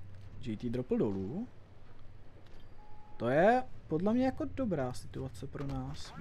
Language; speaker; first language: Czech; native; Czech